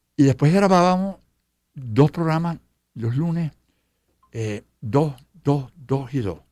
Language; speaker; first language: Spanish; native; Spanish